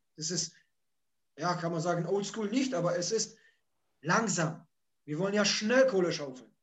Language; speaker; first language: German; early bilingual, other home language; Polish